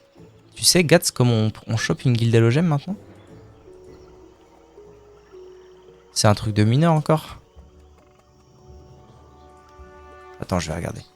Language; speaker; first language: French; native; French